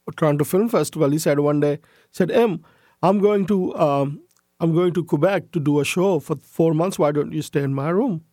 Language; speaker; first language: English; non-native, local second language; Urdu